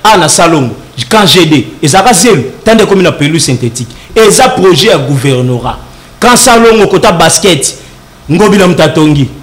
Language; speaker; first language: Lingala; native; Lingala